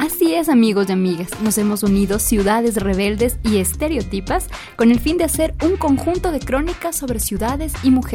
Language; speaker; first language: Spanish; native; Spanish